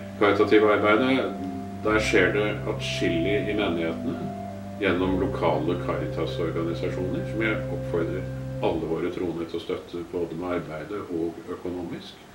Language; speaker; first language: Norwegian; native; Norwegian